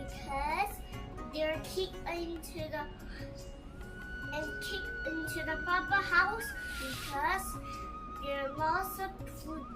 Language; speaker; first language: English; early bilingual, other home language; Nepali